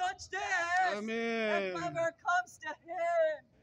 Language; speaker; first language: Japanese; early bilingual, heritage; English